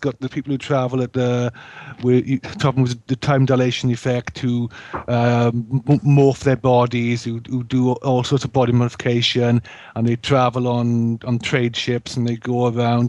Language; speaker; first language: English; native; English